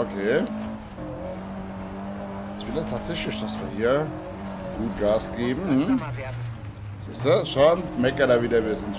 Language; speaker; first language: German; native; German